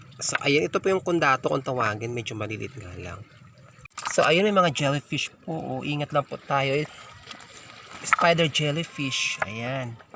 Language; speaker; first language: Filipino; non-native, local second language; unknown